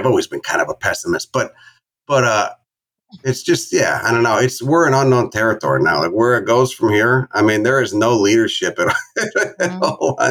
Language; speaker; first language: English; native; English